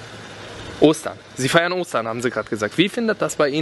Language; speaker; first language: German; native; German